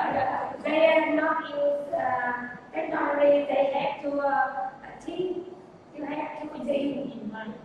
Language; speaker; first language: English; non-native, learner; Vietnamese